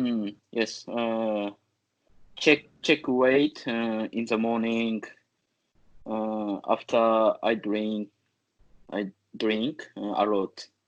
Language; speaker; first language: English; non-native, learner; Japanese